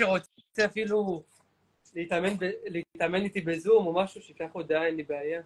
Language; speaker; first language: Hebrew; native; Hebrew